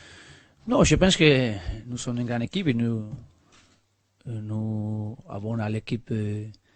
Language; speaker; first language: French; non-native, learner; Spanish